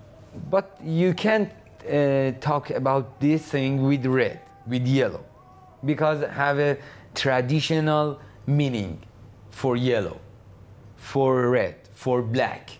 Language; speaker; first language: English; non-native, learner; Persian